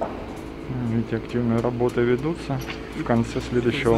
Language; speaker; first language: Russian; native; Russian